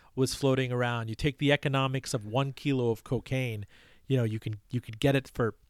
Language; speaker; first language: English; early bilingual, other home language; Persian